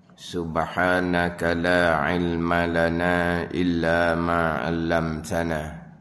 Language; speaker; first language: Malay; native; Malay